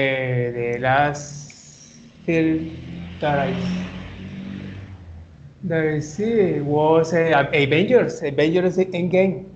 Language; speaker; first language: English; non-native, learner; Spanish